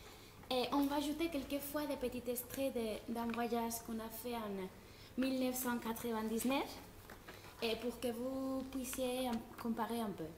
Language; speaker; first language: French; non-native, fluent; Spanish